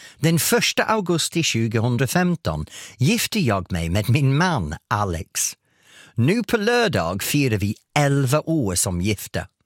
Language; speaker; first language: Swedish; non-native, fluent; English